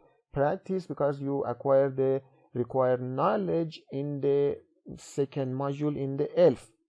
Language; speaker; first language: English; non-native, fluent; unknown